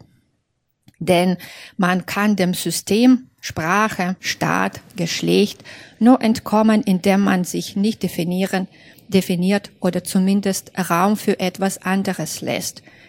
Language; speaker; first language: German; non-native, fluent; Russian